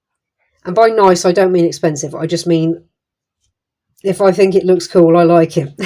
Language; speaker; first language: English; native; English